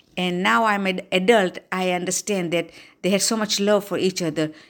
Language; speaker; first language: English; non-native, local second language; Gujarati